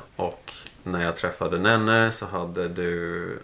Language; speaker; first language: Swedish; native; Swedish